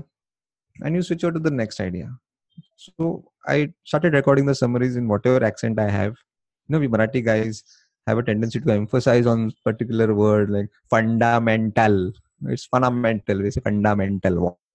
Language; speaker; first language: English; non-native, local second language; Marathi